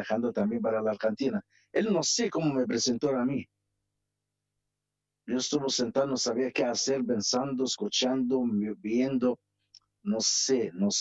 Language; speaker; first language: Spanish; non-native, fluent; Arabic